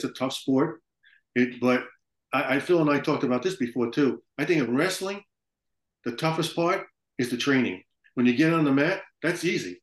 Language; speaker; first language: English; native; English